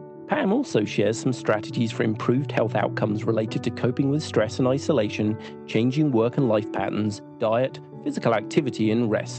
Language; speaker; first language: English; native; English